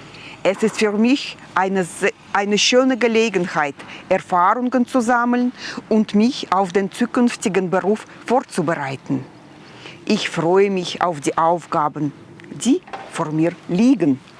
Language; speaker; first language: German; non-native, fluent; Russian